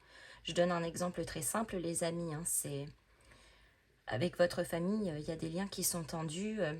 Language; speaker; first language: French; native; French